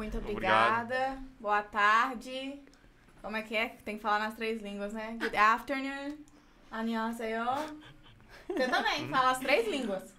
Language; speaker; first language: Portuguese; native; Portuguese